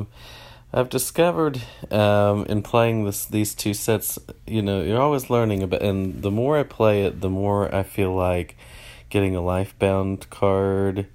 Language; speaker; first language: English; native; English